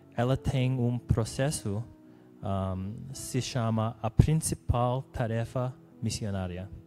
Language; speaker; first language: Portuguese; non-native, learner; English